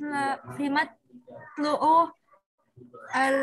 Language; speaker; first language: Arabic; non-native, learner; Indonesian